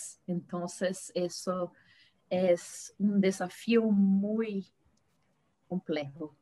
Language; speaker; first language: Spanish; non-native, fluent; Portuguese